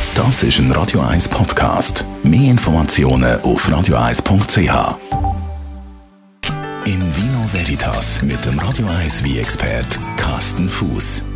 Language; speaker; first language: German; native; German